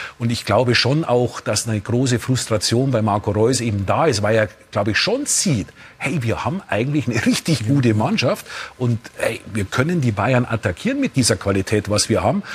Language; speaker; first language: German; native; German